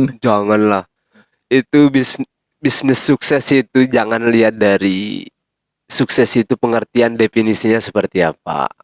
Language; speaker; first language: Indonesian; non-native, local second language; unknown